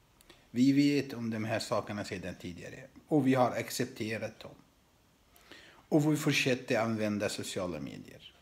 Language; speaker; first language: Swedish; non-native, fluent; Arabic